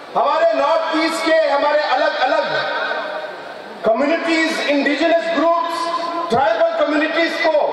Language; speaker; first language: Hindi; non-native, local second language; Kok Borok